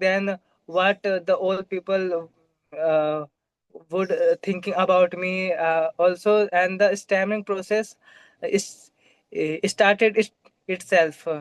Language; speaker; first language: English; non-native, local second language; Hindi